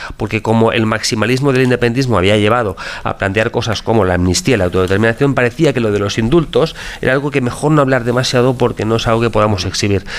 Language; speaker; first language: Spanish; non-native, local second language; Catalan